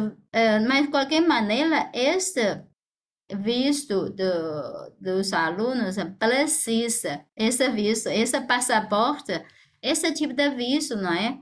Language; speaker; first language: Portuguese; non-native, fluent; Chinese